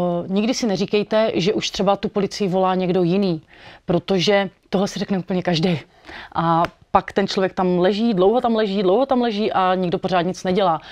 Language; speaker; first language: Czech; native; Czech